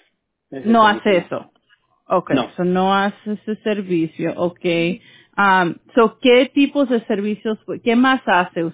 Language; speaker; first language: Spanish; early bilingual, heritage; Spanish